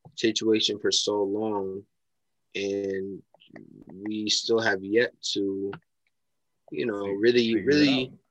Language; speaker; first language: English; native; English